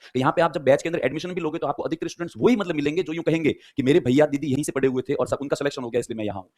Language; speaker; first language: Hindi; native; Hindi